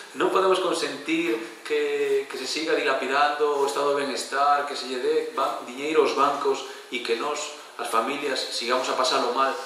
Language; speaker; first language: Galician; non-native, local second language; Spanish